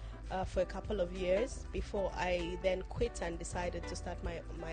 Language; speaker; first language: English; non-native, local second language; Tumbuka